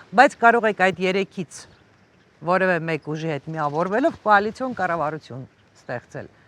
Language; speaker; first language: Armenian; native; Armenian